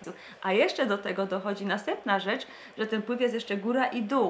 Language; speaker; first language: Polish; native; Polish